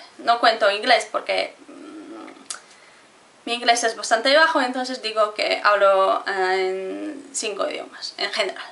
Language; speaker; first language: Spanish; non-native, fluent; Polish